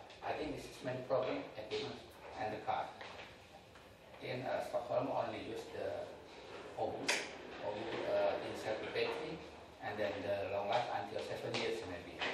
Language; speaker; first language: English; non-native, learner; Indonesian